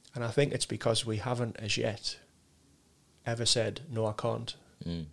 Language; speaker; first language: English; native; English